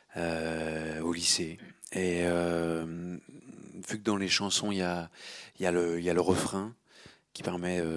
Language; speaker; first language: French; native; French